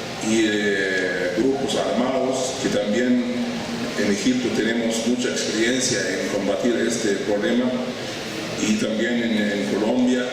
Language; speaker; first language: Spanish; non-native, fluent; Arabic